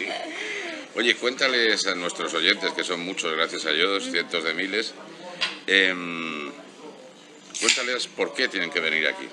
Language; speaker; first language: Spanish; native; Spanish